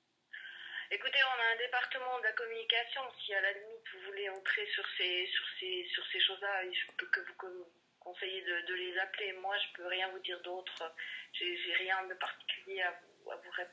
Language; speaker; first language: French; native; French